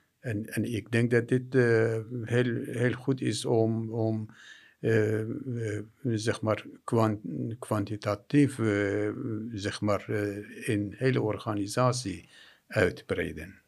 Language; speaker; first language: Dutch; non-native, fluent; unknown